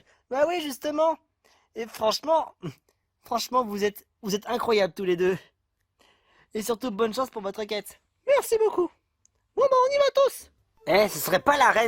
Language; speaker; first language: French; native; French